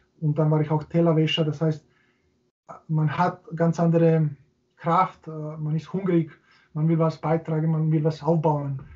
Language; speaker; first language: German; non-native, fluent; Serbian